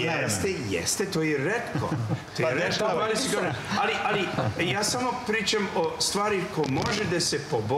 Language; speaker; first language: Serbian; non-native, learner; English